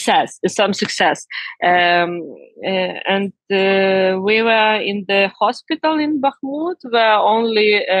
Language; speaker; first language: English; non-native, learner; Ukrainian